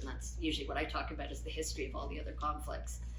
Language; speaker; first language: English; native; English